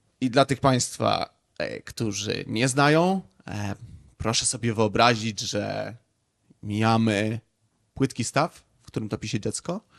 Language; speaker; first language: Polish; native; Polish